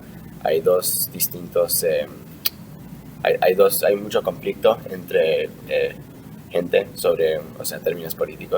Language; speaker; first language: Spanish; early bilingual, heritage; Spanish